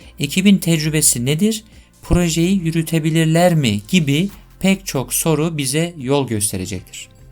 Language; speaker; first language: Turkish; native; Turkish